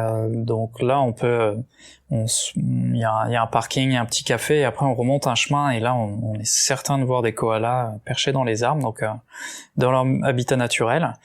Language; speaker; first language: French; native; French